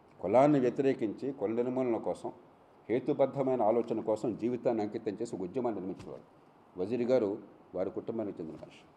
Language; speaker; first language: Telugu; native; Telugu